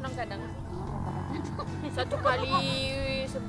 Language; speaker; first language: Indonesian; non-native, learner; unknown